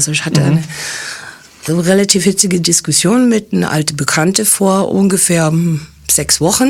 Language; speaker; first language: German; early bilingual, other home language; English